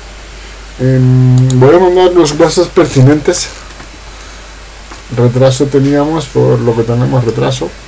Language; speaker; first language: Spanish; native; Spanish